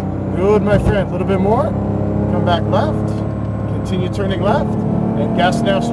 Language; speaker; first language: English; native; English